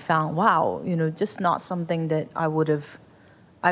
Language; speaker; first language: English; non-native, local second language; Cantonese